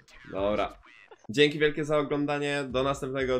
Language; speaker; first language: Polish; native; Polish